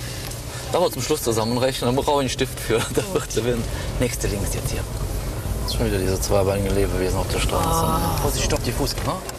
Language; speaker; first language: German; native; German